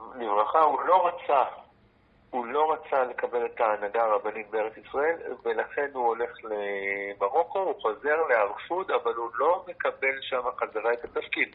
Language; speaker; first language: Hebrew; native; Hebrew